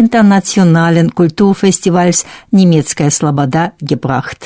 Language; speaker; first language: German; non-native, fluent; Russian